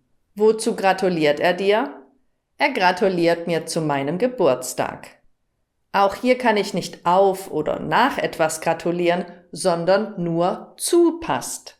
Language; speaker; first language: German; native; German